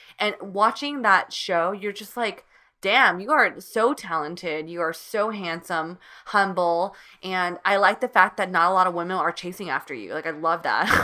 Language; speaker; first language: English; native; English